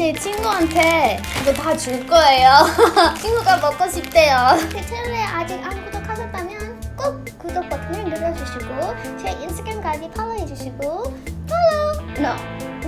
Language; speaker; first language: Korean; non-native, fluent; English